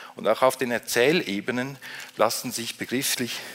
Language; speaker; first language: German; native; German